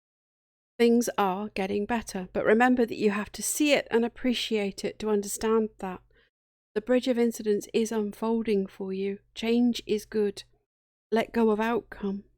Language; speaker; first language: English; native; English